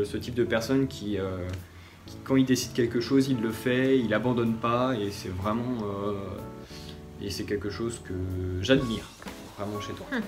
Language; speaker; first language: French; native; French